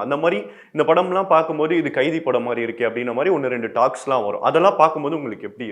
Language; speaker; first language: Tamil; native; Tamil